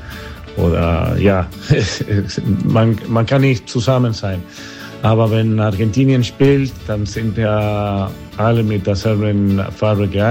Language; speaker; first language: German; non-native, fluent; Spanish